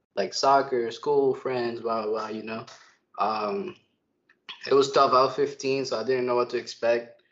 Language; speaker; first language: English; early bilingual, other home language; Spanish